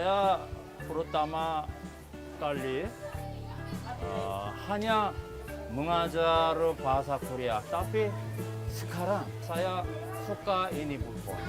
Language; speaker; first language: Indonesian; non-native, learner; Korean